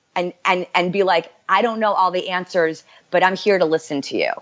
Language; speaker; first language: English; native; English